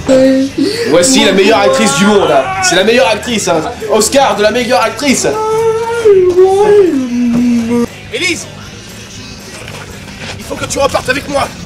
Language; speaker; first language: French; native; French